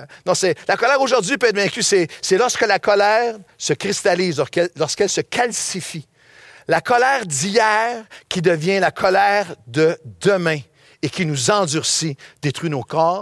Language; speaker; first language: French; native; French